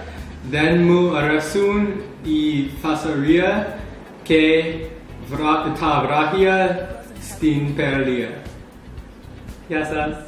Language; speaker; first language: Greek; non-native, learner; English